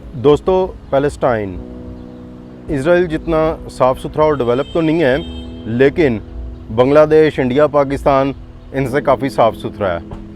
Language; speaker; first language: Urdu; non-native, local second language; Punjabi